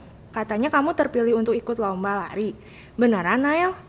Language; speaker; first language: Indonesian; native; Indonesian